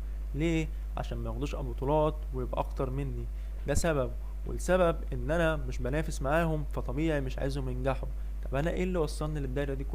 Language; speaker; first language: Arabic; native; Arabic